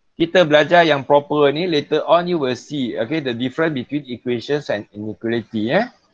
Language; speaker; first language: English; non-native, local second language; Malay